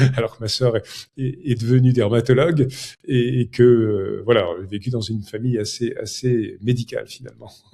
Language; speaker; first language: French; native; French